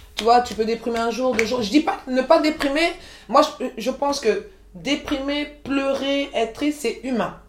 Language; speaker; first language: French; early bilingual, other home language; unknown